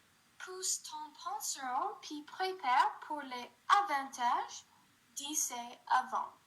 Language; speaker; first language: French; non-native, learner; English